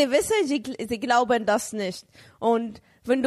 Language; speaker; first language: German; non-native, learner; Arabic